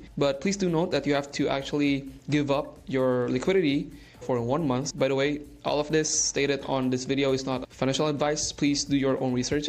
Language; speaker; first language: English; non-native, fluent; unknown